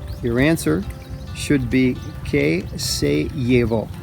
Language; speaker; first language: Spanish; non-native, fluent; English